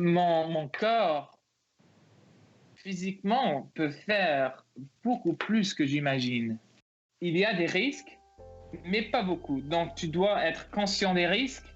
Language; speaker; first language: French; non-native, local second language; English